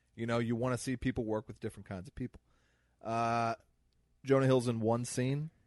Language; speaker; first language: English; native; English